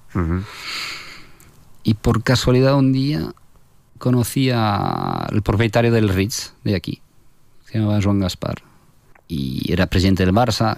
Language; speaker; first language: Spanish; non-native, fluent; French